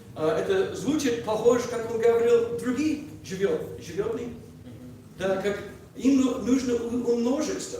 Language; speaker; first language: Russian; non-native, learner; English